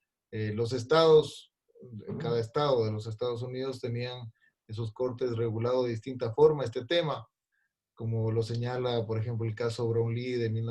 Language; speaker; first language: Spanish; native; Spanish